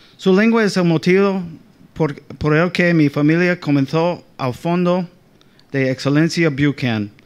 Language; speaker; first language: Spanish; non-native, fluent; English